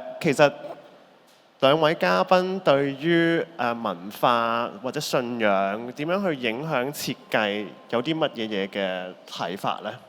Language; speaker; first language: Cantonese; native; Cantonese